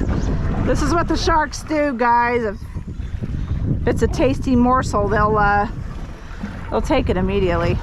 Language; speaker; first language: English; native; English